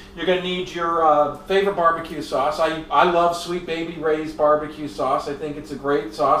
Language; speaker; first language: English; native; English